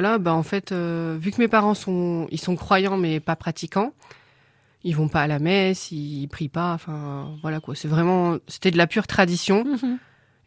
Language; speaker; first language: French; native; French